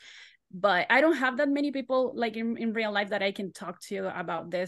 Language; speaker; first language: English; non-native, fluent; Spanish